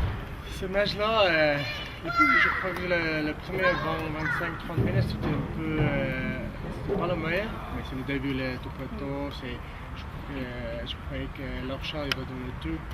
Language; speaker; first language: French; non-native, learner; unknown